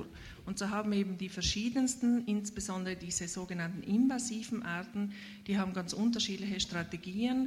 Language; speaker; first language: German; native; German